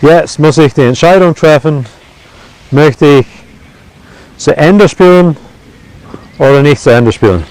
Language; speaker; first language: German; non-native, fluent; English